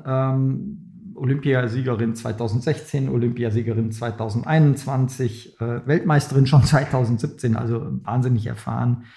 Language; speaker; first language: German; native; German